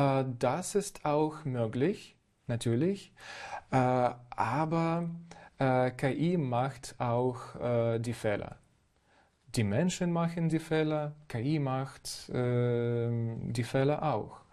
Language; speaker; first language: German; non-native, fluent; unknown